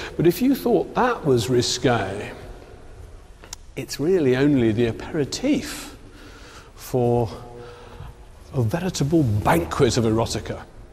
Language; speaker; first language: English; native; English